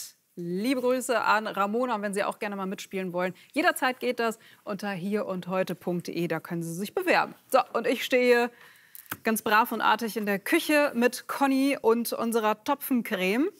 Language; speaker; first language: German; native; German